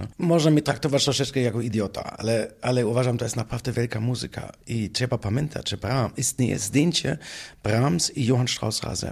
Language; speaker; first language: Polish; non-native, fluent; German